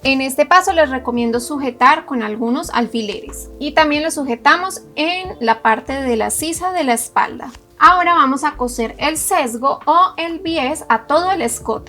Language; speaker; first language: Spanish; native; Spanish